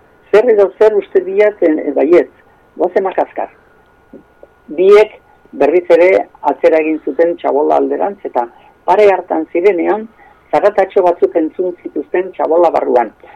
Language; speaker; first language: Basque; non-native, local second language; Spanish